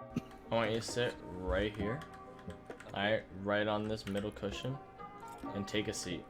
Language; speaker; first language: English; native; English